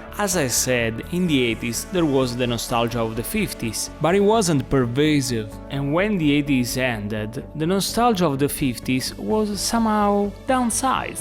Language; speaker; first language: English; non-native, fluent; Italian